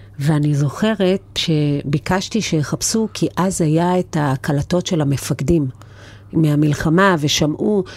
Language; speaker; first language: Hebrew; native; Hebrew